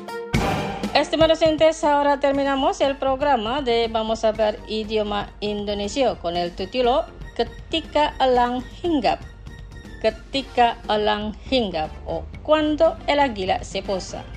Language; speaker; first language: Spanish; non-native, fluent; Indonesian